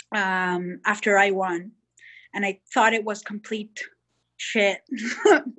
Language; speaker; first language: English; early bilingual, other home language; Hebrew